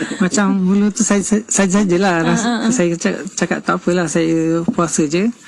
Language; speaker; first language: Malay; non-native, local second language; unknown